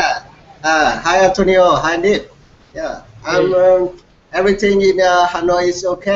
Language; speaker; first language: English; non-native, learner; Vietnamese